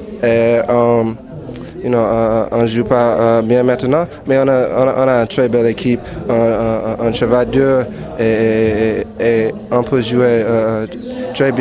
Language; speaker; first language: French; non-native, learner; English